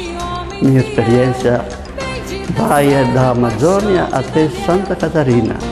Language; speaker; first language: Portuguese; non-native, fluent; Italian